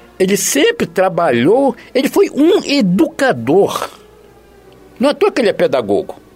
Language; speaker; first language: Portuguese; native; Portuguese